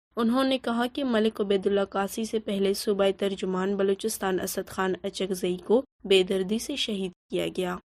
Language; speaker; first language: Urdu; non-native, local second language; Baluchi